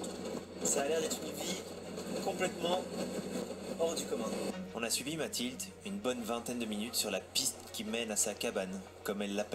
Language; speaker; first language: French; native; French